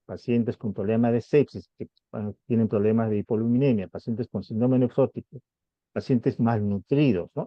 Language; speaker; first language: Spanish; native; Spanish